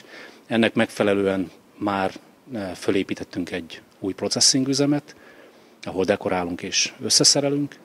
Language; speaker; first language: Hungarian; native; Hungarian